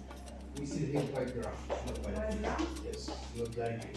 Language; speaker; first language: English; non-native, learner; Arabic